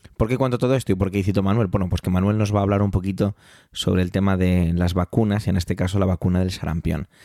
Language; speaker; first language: Spanish; early bilingual, other home language; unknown